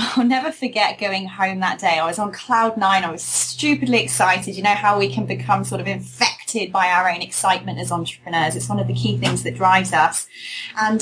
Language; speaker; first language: English; native; English